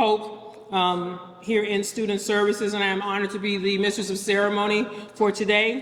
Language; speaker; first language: English; native; English